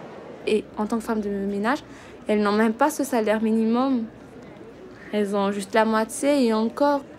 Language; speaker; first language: French; non-native, local second language; Malagasy